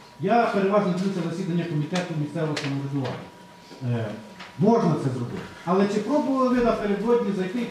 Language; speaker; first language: Ukrainian; native; Ukrainian